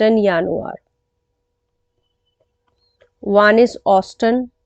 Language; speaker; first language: German; non-native, fluent; Hindi